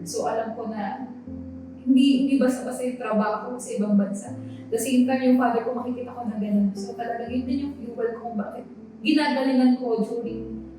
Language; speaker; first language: Filipino; native; Filipino